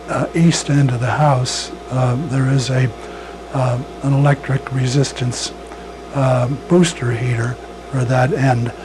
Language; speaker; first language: English; native; English